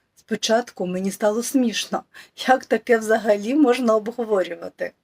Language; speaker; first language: Ukrainian; non-native, local second language; Russian